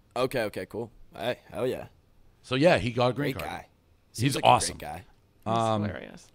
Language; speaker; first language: English; native; English